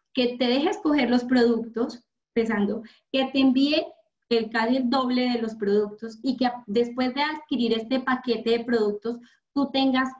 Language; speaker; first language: Spanish; native; Spanish